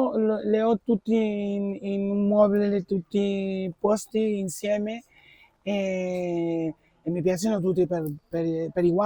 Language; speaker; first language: Italian; non-native, fluent; Spanish